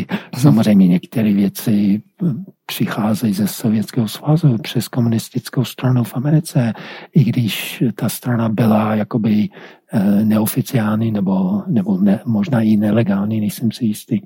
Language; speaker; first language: Czech; non-native, fluent; English